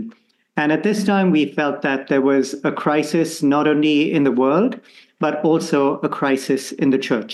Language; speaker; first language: English; non-native, local second language; Konkani